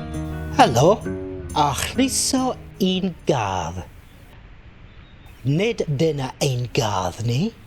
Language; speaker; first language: Welsh; non-native, learner; English